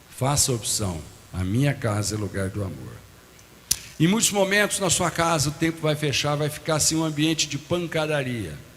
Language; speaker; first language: Portuguese; native; Portuguese